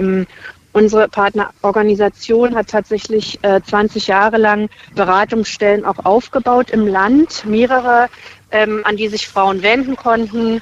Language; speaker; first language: German; native; German